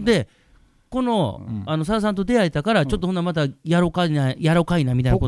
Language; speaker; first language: Japanese; native; Japanese